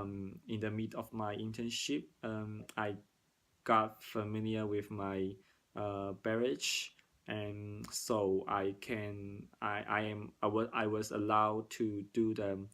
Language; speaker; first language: English; non-native, learner; Cantonese